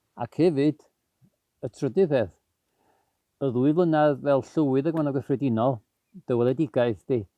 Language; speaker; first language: Welsh; native; Welsh